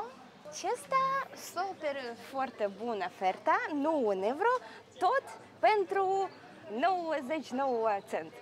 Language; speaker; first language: Romanian; non-native, learner; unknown